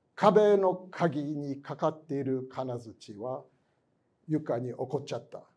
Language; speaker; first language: Japanese; non-native, fluent; English